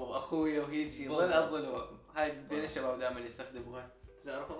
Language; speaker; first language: Arabic; native; Arabic